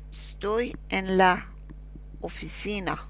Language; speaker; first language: Spanish; non-native, fluent; Persian